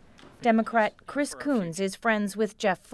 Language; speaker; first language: English; native; English